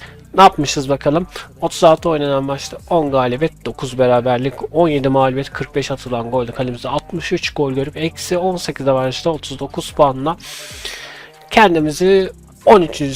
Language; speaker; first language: Turkish; native; Turkish